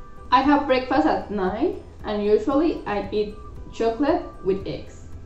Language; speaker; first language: English; non-native, fluent; Spanish